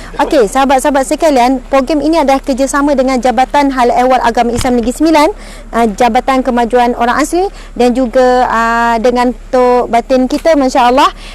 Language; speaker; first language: Malay; native; Malay